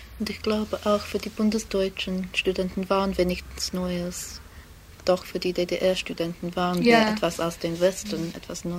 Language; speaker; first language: German; non-native, learner; English